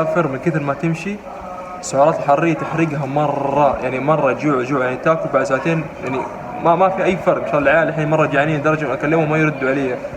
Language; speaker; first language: Arabic; native; Arabic